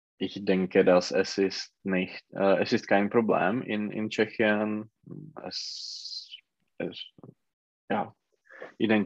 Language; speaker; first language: German; non-native, learner; Czech